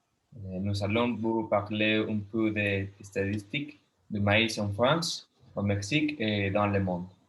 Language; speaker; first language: French; non-native, learner; Spanish